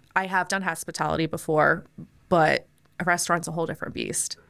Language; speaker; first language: English; native; English